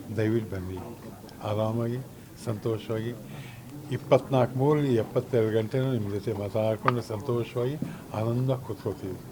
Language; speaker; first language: Kannada; native; Kannada